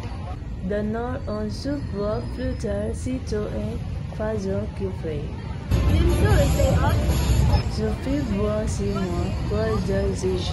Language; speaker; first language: French; non-native, learner; Filipino